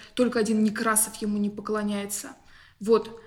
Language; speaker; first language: Russian; native; Russian